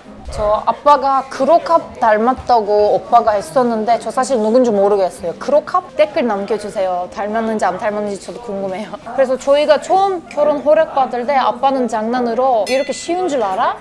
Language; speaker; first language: Korean; non-native, fluent; Turkish